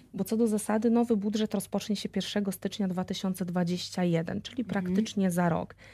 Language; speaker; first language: Polish; native; Polish